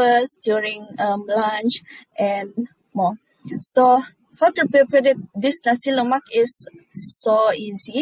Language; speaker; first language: English; non-native, local second language; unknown